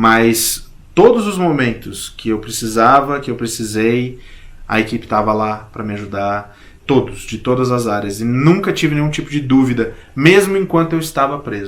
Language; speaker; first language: Portuguese; native; Portuguese